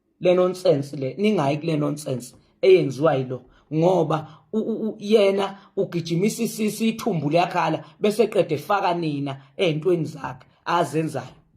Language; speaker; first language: Zulu; native; Zulu